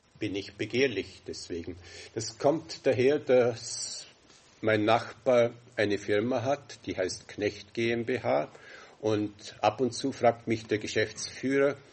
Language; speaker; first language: German; native; German